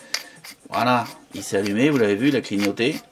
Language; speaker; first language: French; native; French